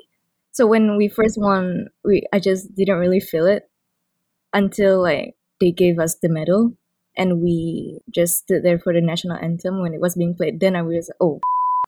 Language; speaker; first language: English; non-native, local second language; Malay